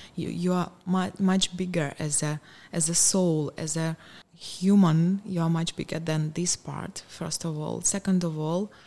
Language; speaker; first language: English; non-native, fluent; Ukrainian